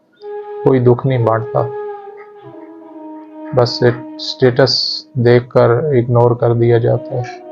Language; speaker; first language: Urdu; native; Urdu